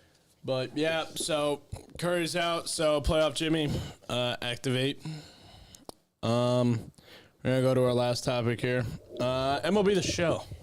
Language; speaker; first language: English; native; English